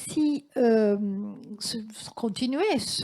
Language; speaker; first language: French; non-native, fluent; Italian